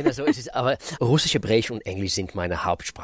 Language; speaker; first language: German; non-native, fluent; Russian